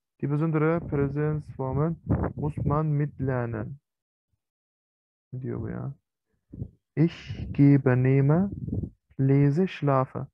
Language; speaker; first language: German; non-native, fluent; Turkish